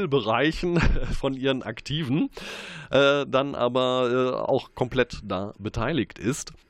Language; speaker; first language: German; native; German